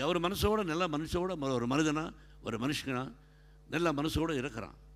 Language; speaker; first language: Tamil; non-native, local second language; Telugu